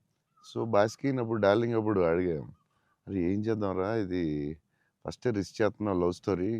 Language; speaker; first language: Telugu; native; Telugu